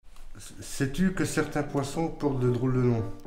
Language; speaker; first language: French; native; French